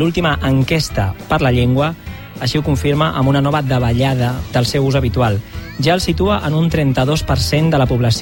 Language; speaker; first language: Catalan; native; Catalan